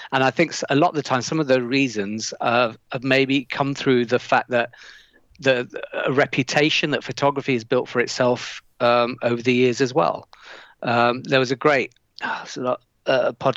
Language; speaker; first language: English; native; English